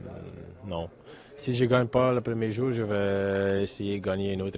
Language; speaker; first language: French; non-native, local second language; Dutch